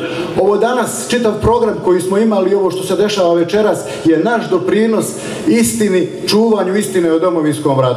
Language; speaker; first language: Croatian; native; Croatian